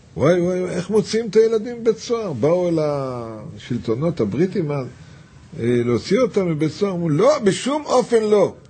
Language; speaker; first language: Hebrew; native; Hebrew